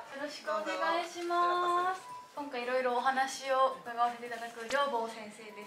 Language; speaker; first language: Japanese; native; Japanese